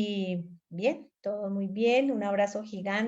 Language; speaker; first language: Spanish; native; Spanish